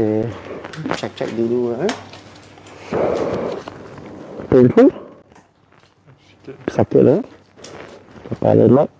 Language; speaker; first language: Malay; non-native, local second language; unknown